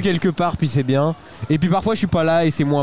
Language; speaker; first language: French; native; French